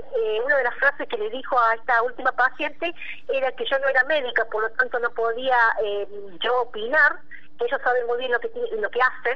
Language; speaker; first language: Spanish; native; Spanish